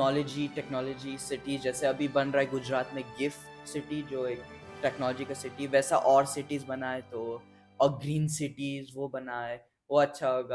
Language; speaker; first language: Hindi; early bilingual, heritage; English